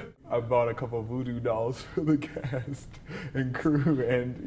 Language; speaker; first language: English; native; English